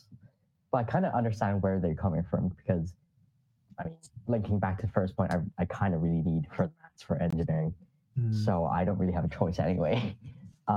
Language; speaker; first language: English; non-native, local second language; Cantonese